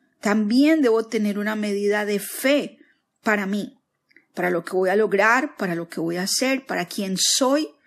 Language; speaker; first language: Spanish; native; Spanish